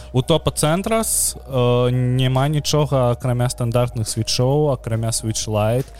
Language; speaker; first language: Belarusian; non-native, local second language; Russian